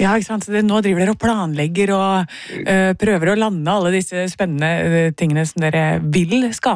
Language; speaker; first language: Norwegian; native; Norwegian